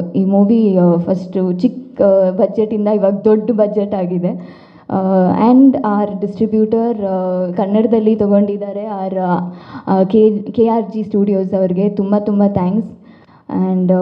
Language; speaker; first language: Kannada; non-native, local second language; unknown